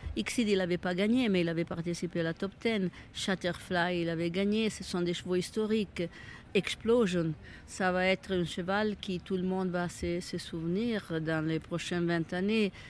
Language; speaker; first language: French; non-native, fluent; Italian